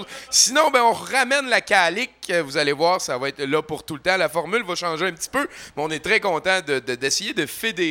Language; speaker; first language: French; native; French